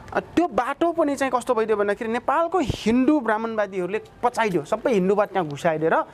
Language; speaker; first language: Nepali; non-native, local second language; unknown